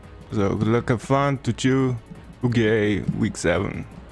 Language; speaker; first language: English; non-native, fluent; German